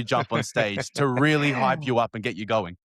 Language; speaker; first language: English; native; English